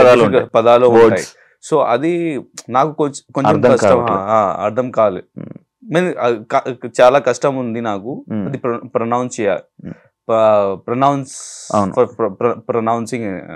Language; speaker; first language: Telugu; non-native, learner; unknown